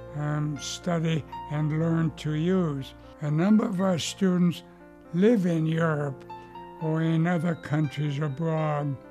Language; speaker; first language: English; early bilingual, other home language; Luxembourgish